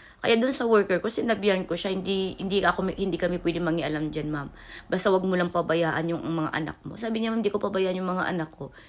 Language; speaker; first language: Filipino; non-native, local second language; Cebuano